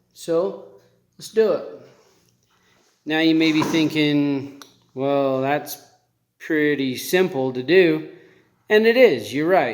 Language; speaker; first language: English; native; English